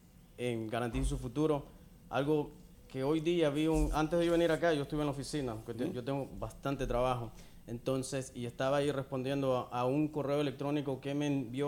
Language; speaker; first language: Spanish; native; Spanish